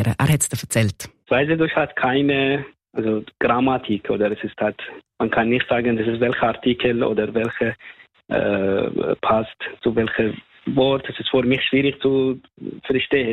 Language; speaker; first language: German; non-native, fluent; Persian